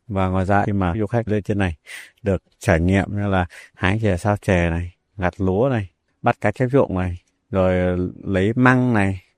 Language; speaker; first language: Vietnamese; non-native, local second language; Tày